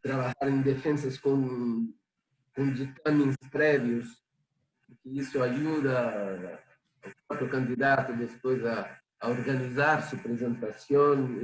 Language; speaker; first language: Spanish; non-native, fluent; Portuguese